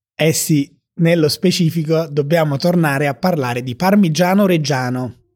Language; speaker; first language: Italian; native; Italian